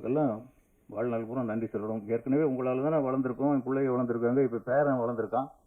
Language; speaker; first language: Tamil; native; Tamil